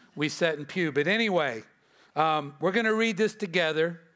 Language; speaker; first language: English; native; English